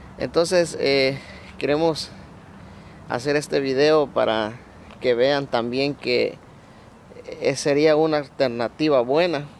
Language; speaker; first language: Spanish; native; Spanish